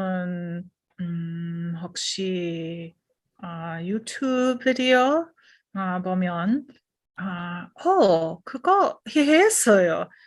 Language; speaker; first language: Korean; non-native, learner; English